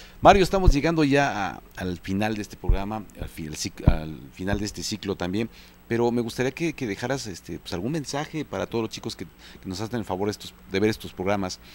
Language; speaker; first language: Spanish; native; Spanish